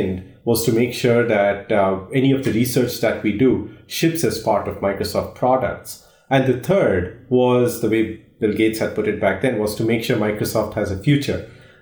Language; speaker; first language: English; non-native, local second language; Hindi